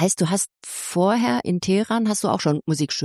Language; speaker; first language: German; native; German